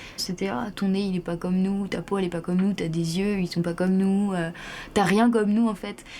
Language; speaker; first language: French; native; French